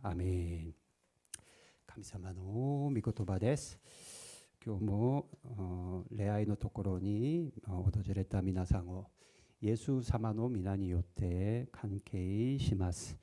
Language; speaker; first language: Japanese; non-native, fluent; Korean